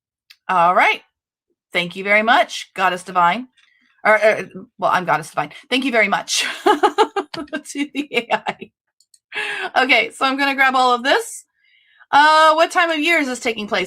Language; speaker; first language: English; native; English